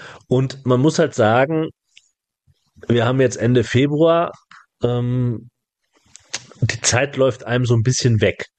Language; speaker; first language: German; native; German